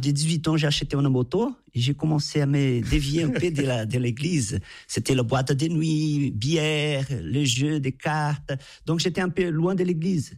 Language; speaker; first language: French; non-native, fluent; Portuguese